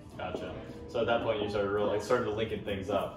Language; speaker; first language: English; native; English